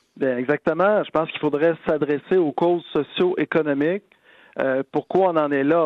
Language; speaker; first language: French; native; French